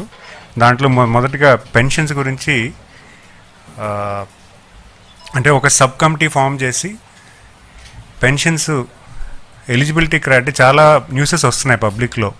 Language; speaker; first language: Telugu; native; Telugu